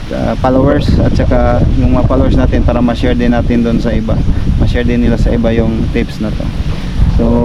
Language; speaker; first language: Filipino; non-native, local second language; Cebuano